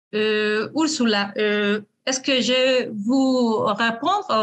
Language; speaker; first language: French; non-native, fluent; Spanish